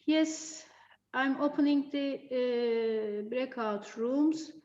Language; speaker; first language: English; non-native, fluent; Turkish